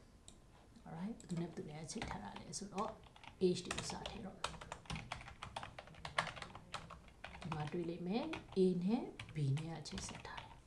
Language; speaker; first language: Burmese; native; Burmese